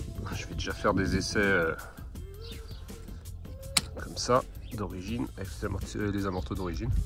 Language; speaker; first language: French; native; French